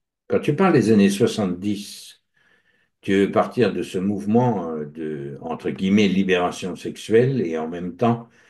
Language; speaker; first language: French; native; French